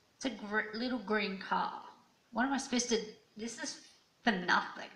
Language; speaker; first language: English; native; English